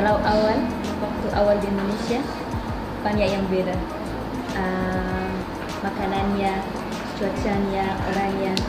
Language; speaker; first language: Indonesian; non-native, learner; Arabic